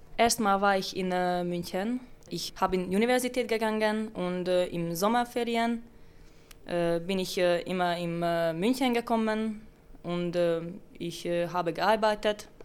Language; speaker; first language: German; non-native, learner; Hungarian